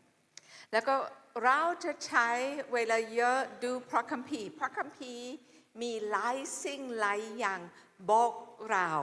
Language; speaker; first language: Thai; non-native, fluent; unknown